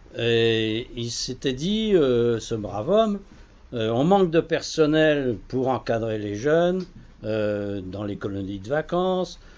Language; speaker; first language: French; native; French